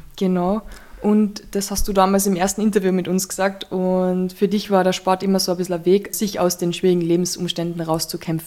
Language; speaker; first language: German; native; German